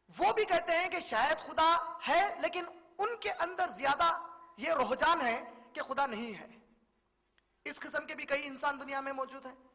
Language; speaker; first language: Urdu; native; Urdu